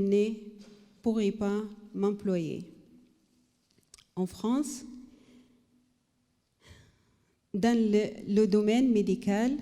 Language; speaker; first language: French; non-native, learner; Arabic